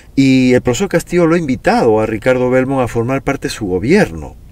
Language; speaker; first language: Spanish; native; Spanish